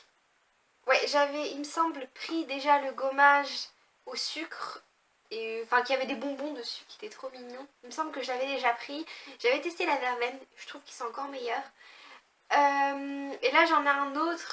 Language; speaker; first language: French; native; French